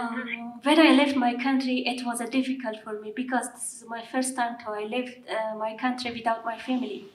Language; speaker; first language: English; non-native, learner; Persian